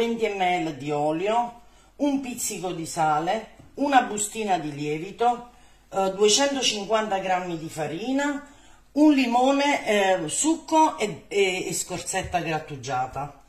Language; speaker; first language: Italian; native; Italian